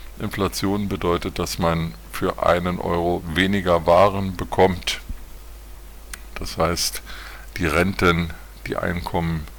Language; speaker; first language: German; native; German